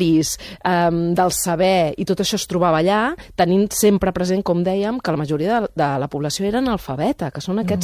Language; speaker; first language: Catalan; native; Catalan